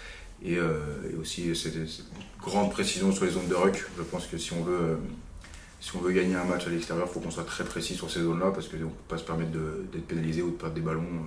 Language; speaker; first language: French; native; French